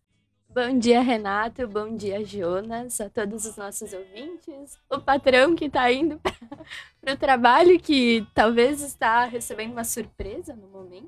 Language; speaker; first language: Portuguese; native; Portuguese